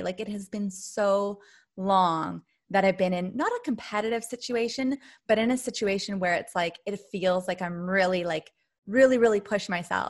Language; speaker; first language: English; native; English